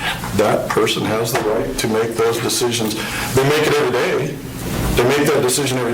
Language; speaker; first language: English; native; English